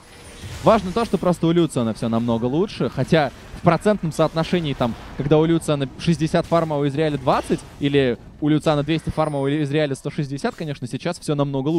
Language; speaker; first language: Russian; native; Russian